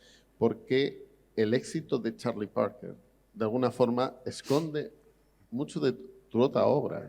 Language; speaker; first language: Spanish; native; Spanish